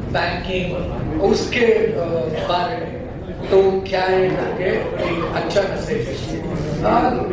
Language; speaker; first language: Hindi; non-native, learner; Kannada